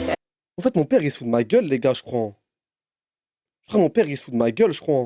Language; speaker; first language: French; native; French